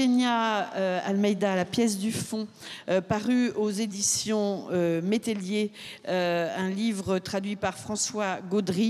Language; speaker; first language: French; native; French